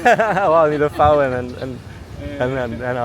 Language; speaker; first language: Chinese; non-native, fluent; English